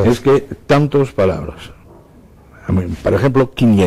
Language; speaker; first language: Spanish; non-native, fluent; Dutch